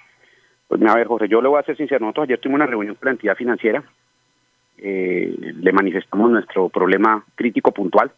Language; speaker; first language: Spanish; native; Spanish